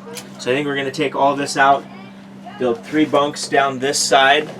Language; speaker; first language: English; native; English